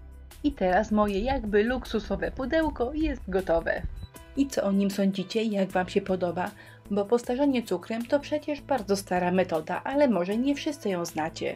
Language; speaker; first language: Polish; native; Polish